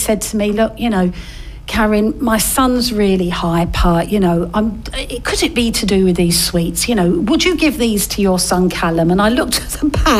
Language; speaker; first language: English; native; English